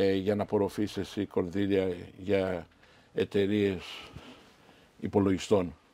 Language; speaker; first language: Greek; non-native, fluent; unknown